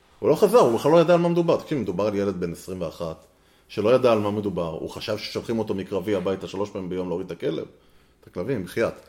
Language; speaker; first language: Hebrew; native; Hebrew